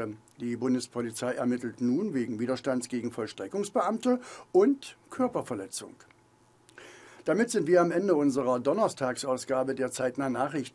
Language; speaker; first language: German; native; German